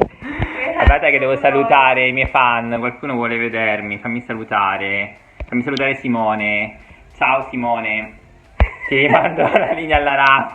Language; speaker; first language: Italian; native; Italian